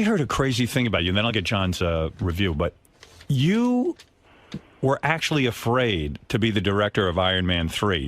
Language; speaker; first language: English; native; English